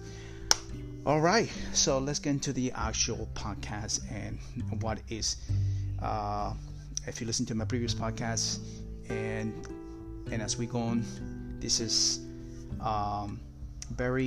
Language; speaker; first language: English; non-native, fluent; Spanish